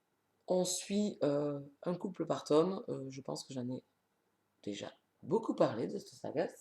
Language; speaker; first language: French; native; French